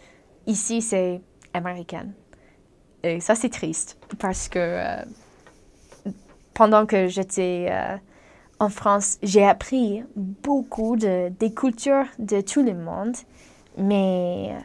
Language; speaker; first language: French; non-native, fluent; English